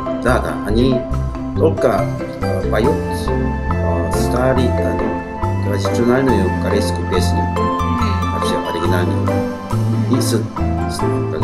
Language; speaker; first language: Russian; non-native, learner; Korean